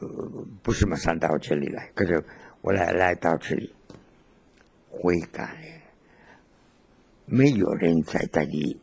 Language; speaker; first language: Chinese; non-native, learner; Spanish